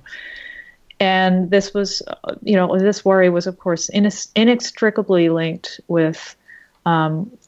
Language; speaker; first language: English; native; English